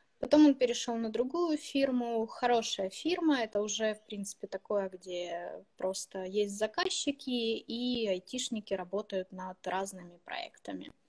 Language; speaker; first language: Russian; native; Russian